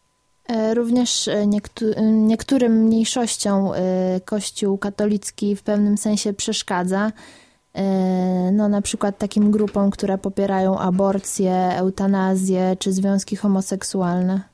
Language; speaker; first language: Polish; native; Polish